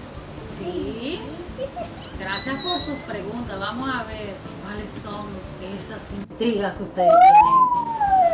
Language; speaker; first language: Spanish; native; Spanish